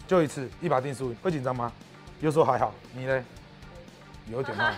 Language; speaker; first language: Chinese; native; Chinese